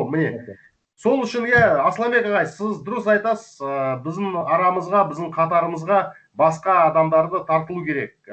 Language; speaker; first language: Kazakh; non-native, local second language; Russian